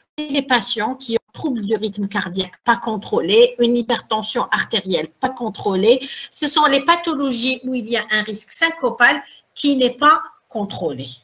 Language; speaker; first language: French; non-native, local second language; Arabic